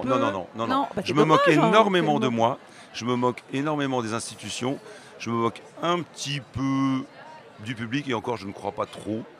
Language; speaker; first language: French; native; French